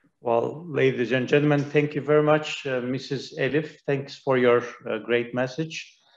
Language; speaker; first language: English; non-native, fluent; Turkish